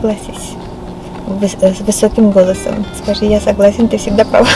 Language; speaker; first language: Russian; non-native, local second language; Armenian